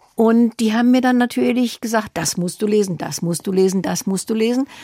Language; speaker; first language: German; native; German